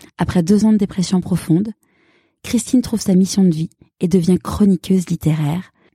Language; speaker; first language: French; native; French